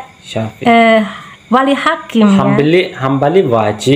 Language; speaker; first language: Indonesian; non-native, learner; Turkish